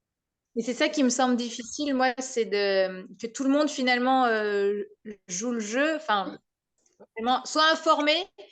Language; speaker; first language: French; native; French